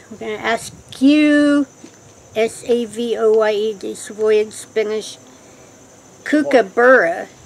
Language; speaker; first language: English; native; English